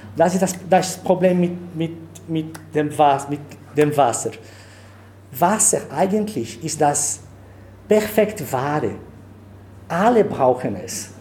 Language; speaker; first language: German; non-native, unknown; Portuguese